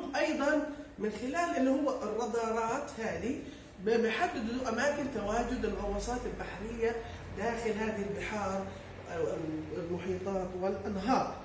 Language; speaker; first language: Arabic; native; Arabic